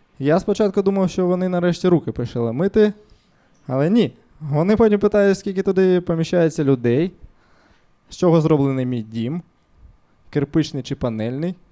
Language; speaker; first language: Ukrainian; non-native, local second language; Russian